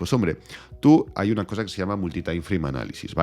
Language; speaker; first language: Spanish; native; Spanish